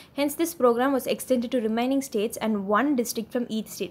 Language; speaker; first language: English; non-native, local second language; Tamil